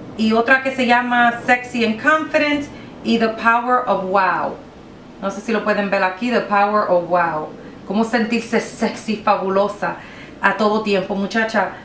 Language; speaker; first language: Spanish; early bilingual, heritage; Spanish